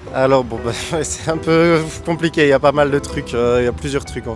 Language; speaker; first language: French; native; French